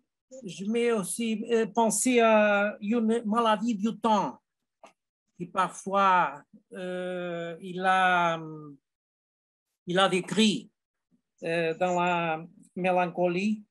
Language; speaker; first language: French; non-native, learner; Portuguese